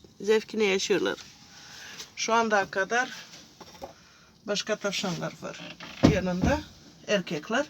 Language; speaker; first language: Turkish; non-native, fluent; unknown